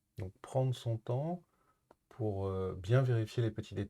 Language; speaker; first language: French; native; French